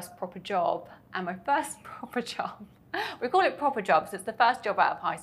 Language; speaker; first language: English; native; English